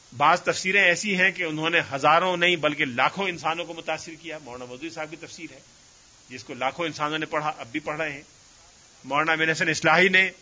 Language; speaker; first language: Urdu; native; Urdu